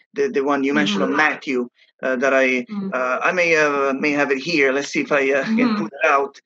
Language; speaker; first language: English; non-native, fluent; Italian